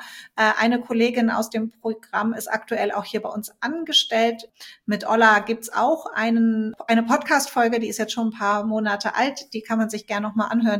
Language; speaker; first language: German; native; German